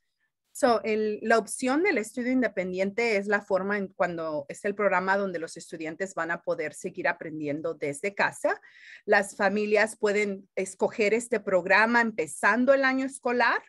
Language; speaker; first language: Spanish; early bilingual, heritage; Spanish